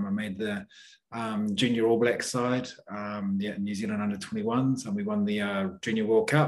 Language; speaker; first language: English; native; English